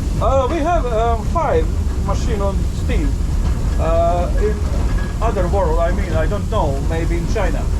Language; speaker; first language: English; non-native, learner; Bosnian